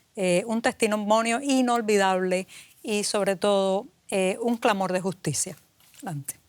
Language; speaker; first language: Spanish; native; Spanish